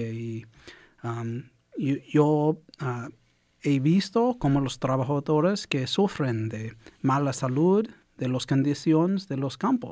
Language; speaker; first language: Spanish; early bilingual, heritage; English